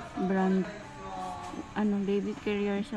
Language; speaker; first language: Filipino; native; Filipino